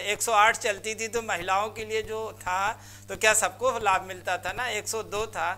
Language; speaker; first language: Hindi; native; Hindi